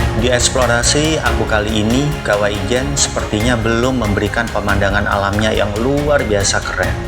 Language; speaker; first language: Indonesian; native; Indonesian